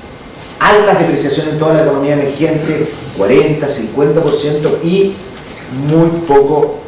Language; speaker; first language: Spanish; native; Spanish